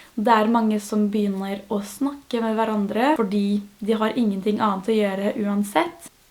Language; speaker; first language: Norwegian; non-native, fluent; French